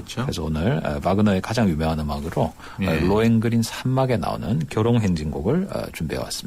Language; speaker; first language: Korean; native; Korean